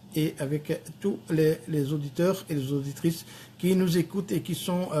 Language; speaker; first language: French; non-native, local second language; Arabic